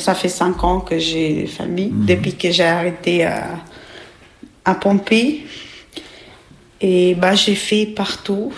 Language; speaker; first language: French; non-native, learner; Albanian